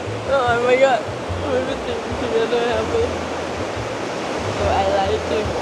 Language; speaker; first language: English; non-native, learner; Thai